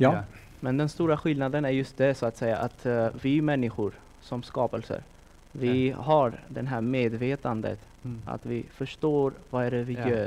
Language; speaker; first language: Swedish; non-native, fluent; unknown